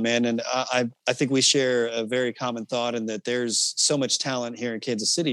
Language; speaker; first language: English; native; English